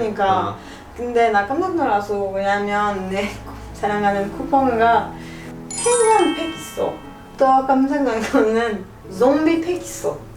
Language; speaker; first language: Korean; non-native, learner; French